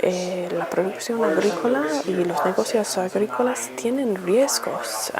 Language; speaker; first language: Spanish; non-native, fluent; English